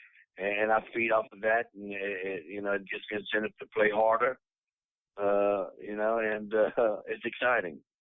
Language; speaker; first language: English; native; English